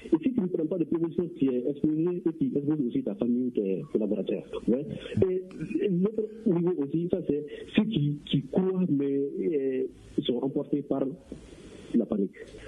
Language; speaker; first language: French; non-native, local second language; Bambara